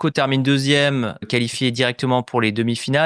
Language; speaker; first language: French; native; French